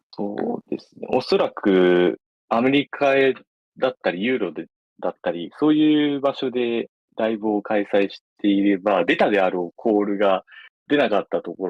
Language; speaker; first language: Japanese; native; Japanese